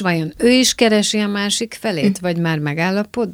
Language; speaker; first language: Hungarian; native; Hungarian